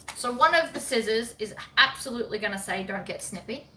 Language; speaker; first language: English; native; English